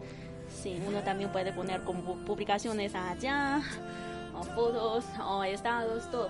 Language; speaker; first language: Spanish; non-native, fluent; Chinese